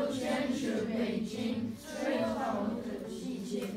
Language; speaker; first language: Chinese; non-native, learner; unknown